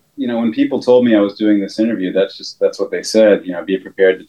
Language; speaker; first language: English; native; English